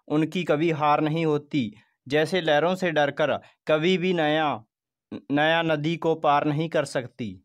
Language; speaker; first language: Hindi; non-native, local second language; Punjabi